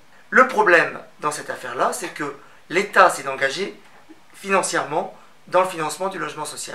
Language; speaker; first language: French; native; French